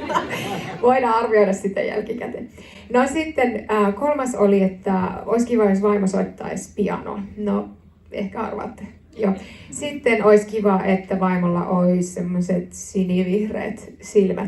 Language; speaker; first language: Finnish; native; Finnish